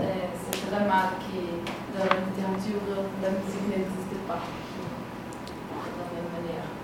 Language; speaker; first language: French; non-native, fluent; Portuguese